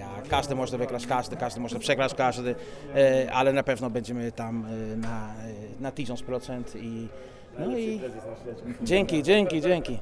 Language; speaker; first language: Polish; non-native, fluent; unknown